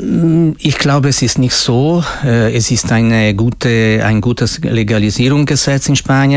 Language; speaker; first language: German; non-native, fluent; Italian